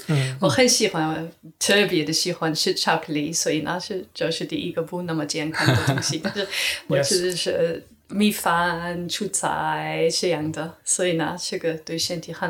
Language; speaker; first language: Chinese; non-native, learner; English